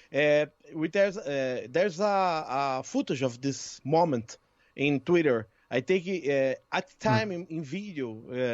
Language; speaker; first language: English; non-native, learner; Portuguese